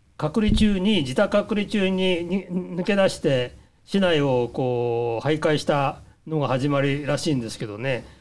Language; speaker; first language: Japanese; early bilingual, heritage; Japanese